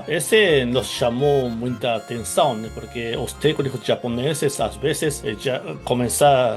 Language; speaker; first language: Portuguese; non-native, fluent; Japanese